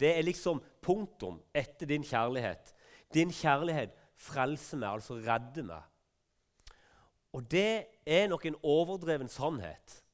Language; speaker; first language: Norwegian; native; Norwegian